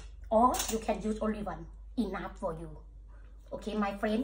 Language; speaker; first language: English; non-native, learner; Thai